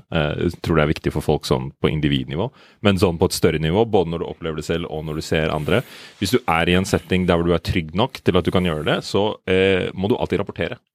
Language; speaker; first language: Norwegian; early bilingual, other home language; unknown